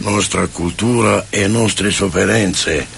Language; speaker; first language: Italian; non-native, fluent; Romany